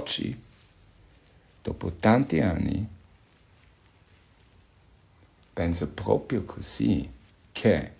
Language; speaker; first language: Italian; non-native, fluent; German